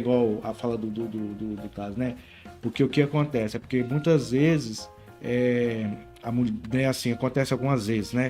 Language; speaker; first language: Portuguese; native; Portuguese